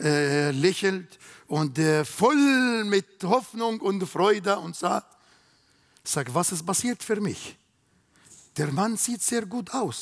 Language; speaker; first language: German; non-native, learner; Arabic